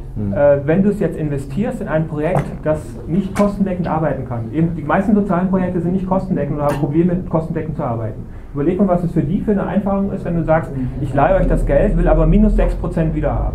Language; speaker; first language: German; native; German